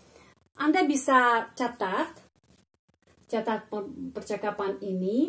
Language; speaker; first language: Indonesian; non-native, fluent; Russian